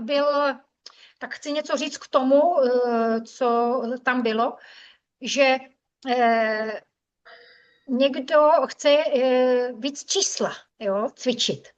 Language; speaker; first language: Czech; native; Czech